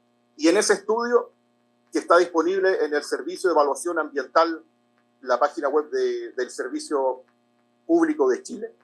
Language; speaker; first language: Spanish; native; Spanish